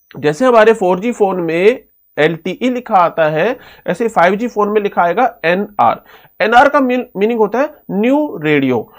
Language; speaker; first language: Hindi; native; Hindi